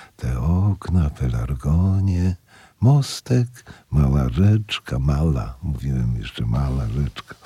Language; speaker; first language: Polish; native; Polish